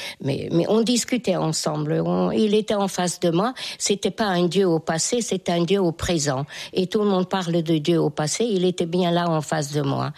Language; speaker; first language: French; non-native, fluent; Hungarian